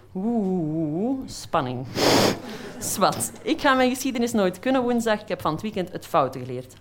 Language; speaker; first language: Dutch; native; Dutch